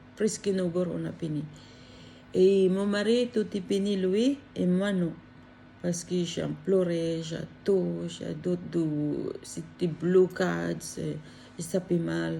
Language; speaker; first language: French; non-native, learner; Filipino